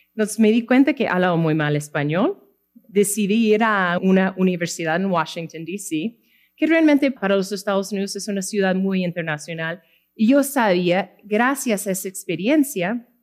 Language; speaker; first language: Spanish; non-native, fluent; English